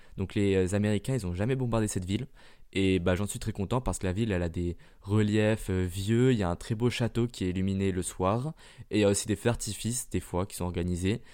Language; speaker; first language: French; early bilingual, heritage; French